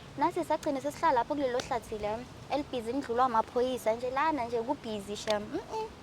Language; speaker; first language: Zulu; native; Zulu